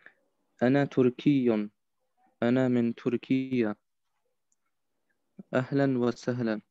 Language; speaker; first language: Arabic; non-native, learner; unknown